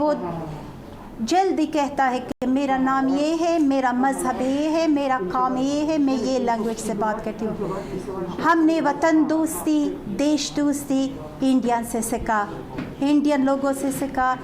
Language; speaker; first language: Hindi; non-native, fluent; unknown